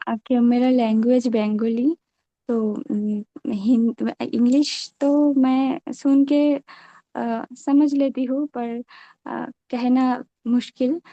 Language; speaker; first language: Hindi; non-native, local second language; Bangla